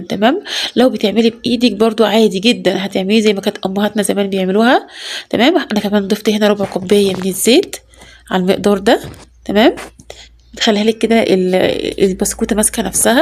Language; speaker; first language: Arabic; native; Arabic